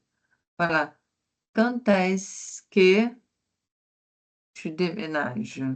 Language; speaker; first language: French; non-native, fluent; Portuguese